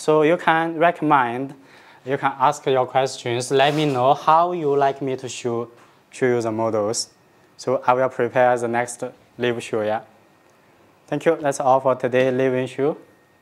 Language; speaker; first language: English; non-native, fluent; Chinese